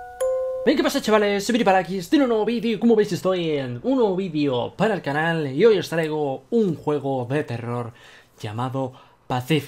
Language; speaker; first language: Spanish; native; Spanish